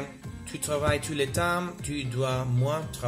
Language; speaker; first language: French; non-native, learner; Spanish